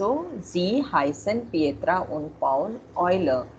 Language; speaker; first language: German; non-native, fluent; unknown